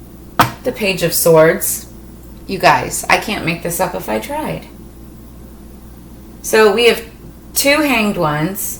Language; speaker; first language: English; native; English